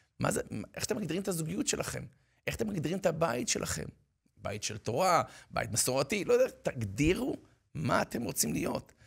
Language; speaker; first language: Hebrew; native; Hebrew